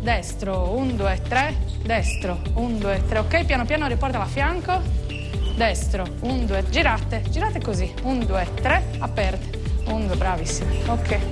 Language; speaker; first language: Italian; native; Italian